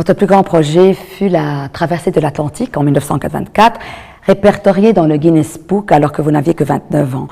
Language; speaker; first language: French; non-native, local second language; Arabic